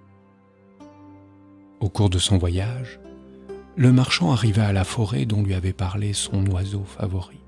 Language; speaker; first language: French; native; French